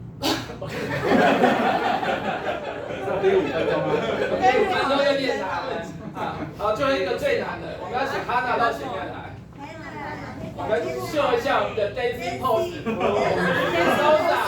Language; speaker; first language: Chinese; native; Chinese